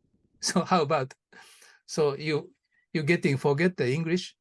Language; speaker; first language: English; non-native, learner; Japanese